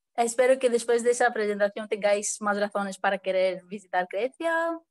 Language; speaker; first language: Spanish; non-native, fluent; Greek